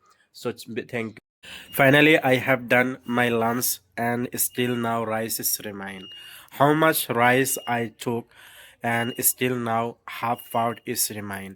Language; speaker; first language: English; non-native, learner; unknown